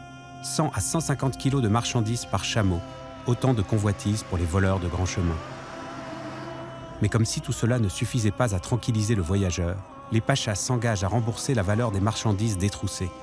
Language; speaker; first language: French; native; French